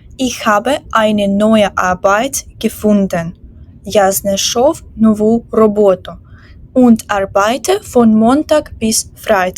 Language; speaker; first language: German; non-native, fluent; Ukrainian